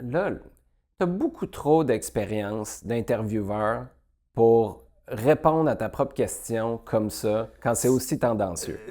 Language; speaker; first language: French; native; French